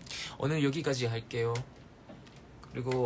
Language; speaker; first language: Korean; non-native, learner; Thai